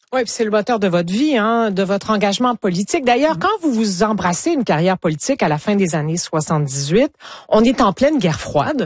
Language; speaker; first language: French; native; French